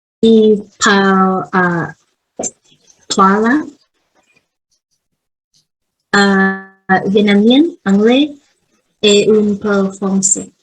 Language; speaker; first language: French; non-native, learner; Vietnamese